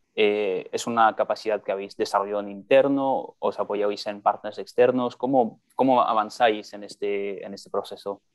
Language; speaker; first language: Spanish; non-native, fluent; French